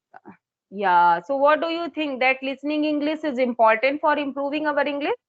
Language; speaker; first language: English; non-native, local second language; Hindi